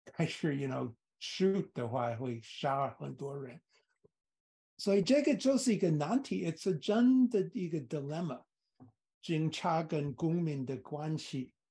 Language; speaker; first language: Chinese; non-native, fluent; English